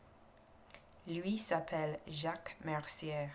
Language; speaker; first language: French; non-native, learner; English